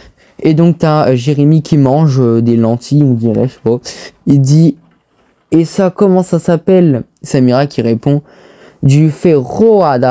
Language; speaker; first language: French; native; French